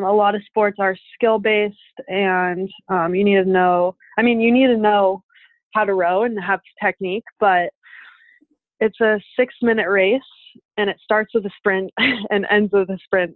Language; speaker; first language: English; native; English